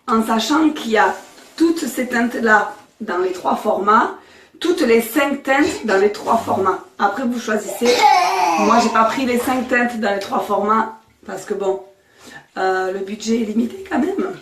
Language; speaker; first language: French; native; French